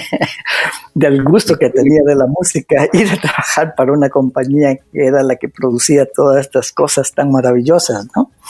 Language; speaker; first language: Spanish; native; Spanish